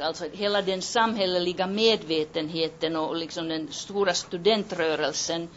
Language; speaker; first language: Swedish; non-native, local second language; Finnish